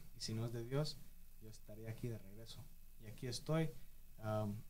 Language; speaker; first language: Spanish; early bilingual, heritage; Spanish